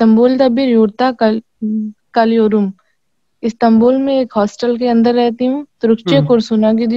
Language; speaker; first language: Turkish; non-native, learner; Urdu